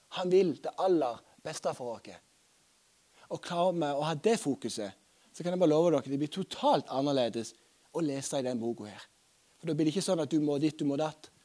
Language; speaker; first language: Norwegian; native; Norwegian